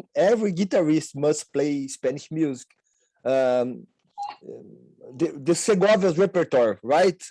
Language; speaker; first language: English; non-native, fluent; Portuguese